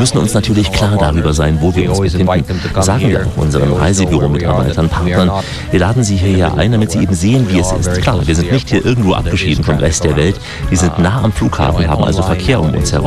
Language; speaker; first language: German; native; German